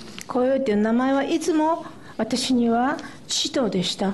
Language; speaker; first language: Japanese; native; Japanese